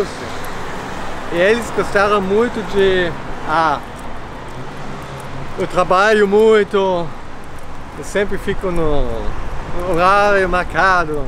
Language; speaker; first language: Portuguese; non-native, fluent; German